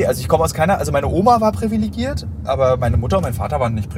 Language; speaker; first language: German; native; German